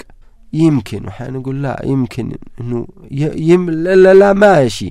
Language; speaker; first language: Arabic; native; Arabic